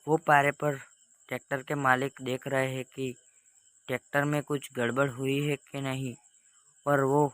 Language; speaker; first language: Hindi; non-native, local second language; Gujarati